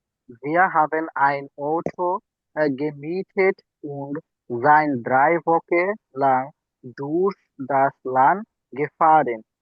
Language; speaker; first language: German; non-native, learner; Bangla